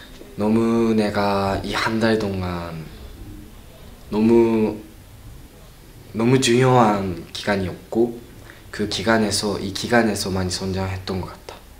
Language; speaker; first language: Korean; non-native, learner; Japanese